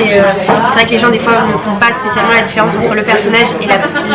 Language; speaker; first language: French; native; French